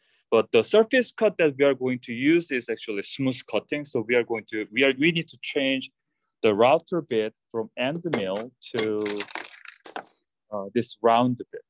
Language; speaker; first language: English; non-native, fluent; Korean